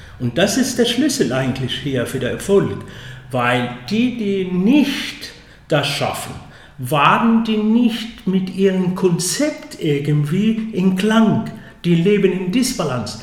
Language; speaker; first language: German; non-native, fluent; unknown